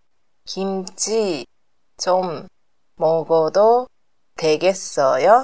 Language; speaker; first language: Korean; non-native, learner; Japanese